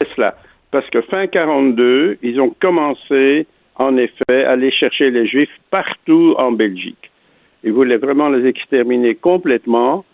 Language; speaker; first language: French; native; French